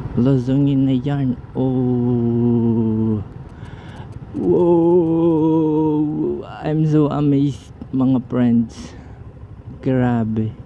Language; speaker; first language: Filipino; native; Filipino